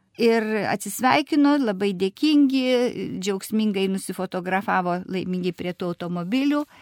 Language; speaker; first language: Lithuanian; non-native, fluent; Russian